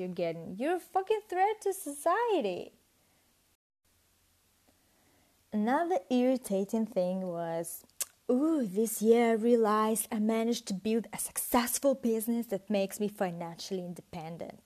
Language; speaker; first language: English; non-native, fluent; Russian